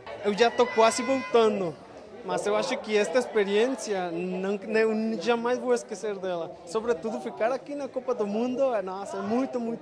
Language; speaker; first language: Portuguese; non-native, learner; Spanish